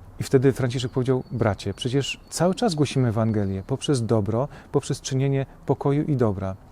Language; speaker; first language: Polish; native; Polish